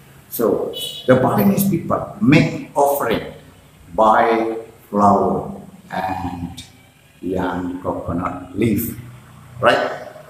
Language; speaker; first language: English; non-native, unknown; Balinese